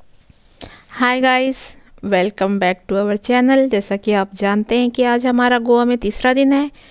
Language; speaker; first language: Hindi; native; Hindi